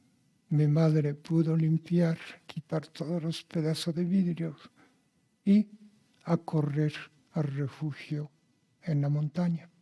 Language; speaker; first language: Spanish; non-native, fluent; Japanese